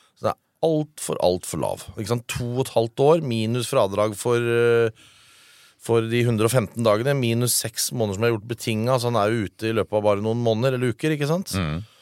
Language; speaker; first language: Norwegian; native; Norwegian